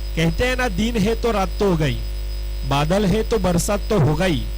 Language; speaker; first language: Hindi; non-native, local second language; Marathi